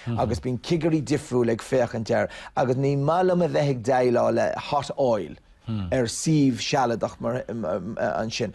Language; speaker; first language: Irish; non-native, local second language; English